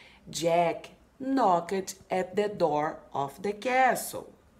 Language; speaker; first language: English; non-native, fluent; Portuguese